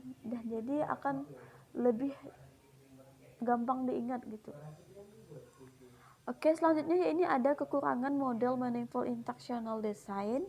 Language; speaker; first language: Indonesian; native; Indonesian